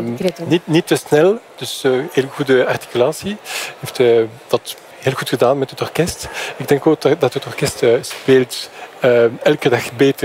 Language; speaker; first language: Dutch; non-native, fluent; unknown